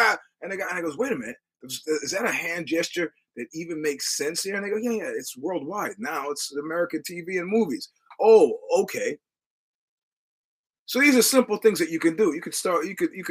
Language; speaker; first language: English; native; English